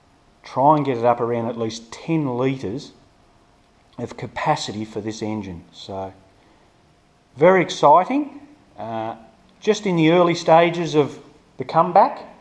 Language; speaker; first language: English; native; English